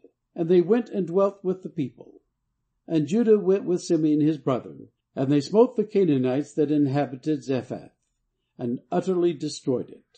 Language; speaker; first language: English; native; English